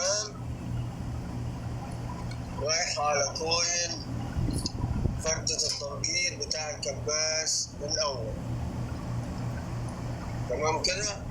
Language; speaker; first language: Arabic; native; Arabic